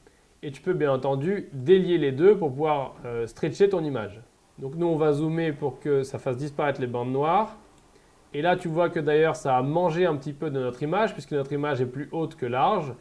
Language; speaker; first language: French; native; French